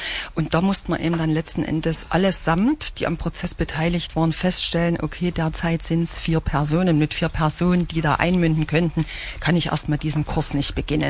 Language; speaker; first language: German; native; German